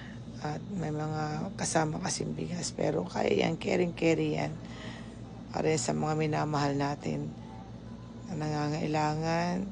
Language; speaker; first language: Filipino; native; Filipino